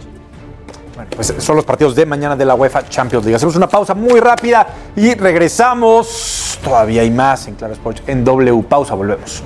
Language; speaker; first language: Spanish; native; Spanish